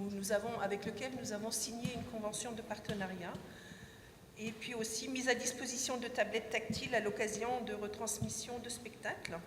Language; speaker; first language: French; native; French